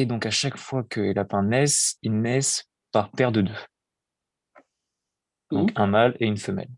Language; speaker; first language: French; native; French